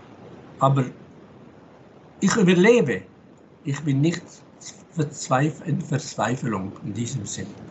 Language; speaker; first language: German; non-native, fluent; Arabic